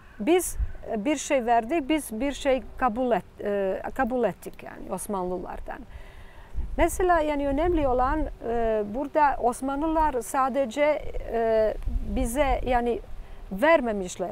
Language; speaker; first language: Turkish; non-native, fluent; Serbian